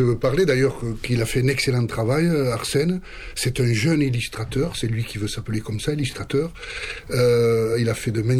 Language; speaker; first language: French; native; French